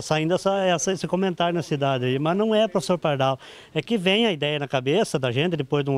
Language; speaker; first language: Portuguese; native; Portuguese